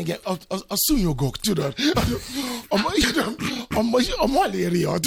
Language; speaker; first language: Hungarian; non-native, fluent; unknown